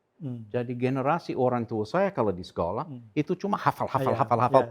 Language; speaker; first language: Indonesian; non-native, fluent; English